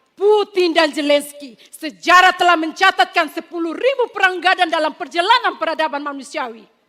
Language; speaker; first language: Malay; non-native, fluent; Tetum